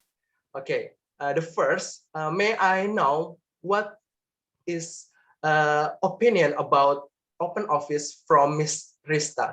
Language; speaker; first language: English; non-native, learner; Indonesian